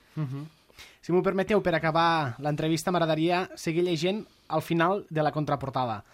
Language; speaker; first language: Catalan; native; Catalan